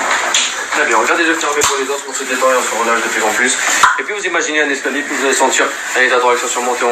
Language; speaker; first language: French; native; French